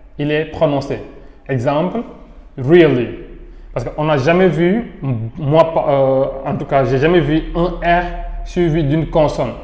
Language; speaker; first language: French; non-native, local second language; Wolof